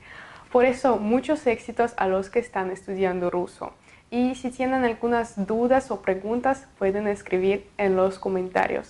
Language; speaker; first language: Spanish; non-native, fluent; Russian